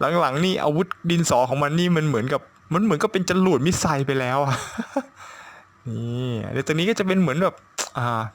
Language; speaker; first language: Thai; native; Thai